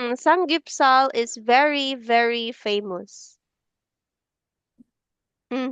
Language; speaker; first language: English; non-native, fluent; Filipino